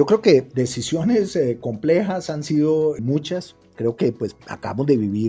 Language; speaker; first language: Spanish; native; Spanish